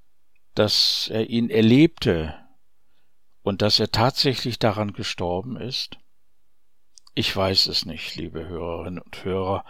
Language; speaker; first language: German; native; German